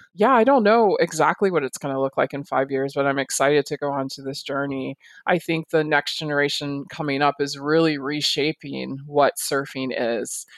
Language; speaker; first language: English; native; English